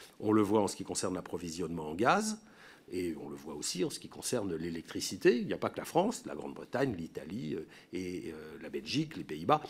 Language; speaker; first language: French; native; French